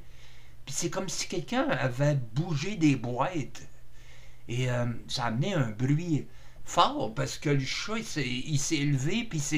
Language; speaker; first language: French; native; French